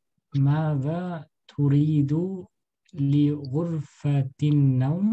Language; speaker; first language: Arabic; non-native, learner; German